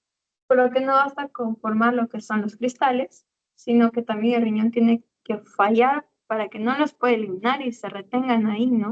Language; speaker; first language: Spanish; native; Spanish